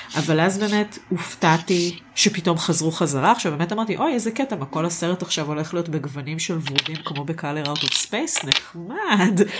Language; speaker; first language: Hebrew; native; Hebrew